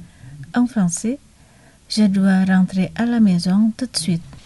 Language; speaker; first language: French; non-native, fluent; Indonesian